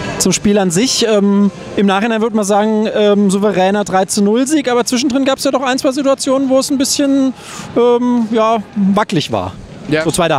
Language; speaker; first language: German; native; German